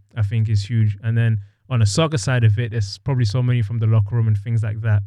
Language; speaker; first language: English; native; English